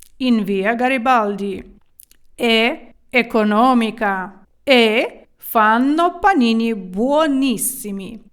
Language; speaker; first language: Italian; non-native, fluent; Ukrainian